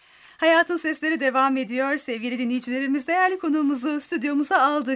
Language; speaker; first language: Turkish; native; Turkish